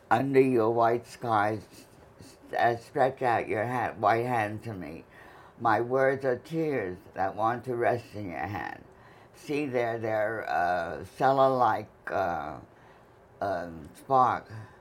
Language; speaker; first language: English; native; English